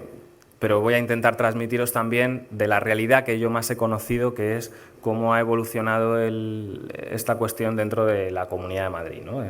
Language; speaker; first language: Spanish; native; Spanish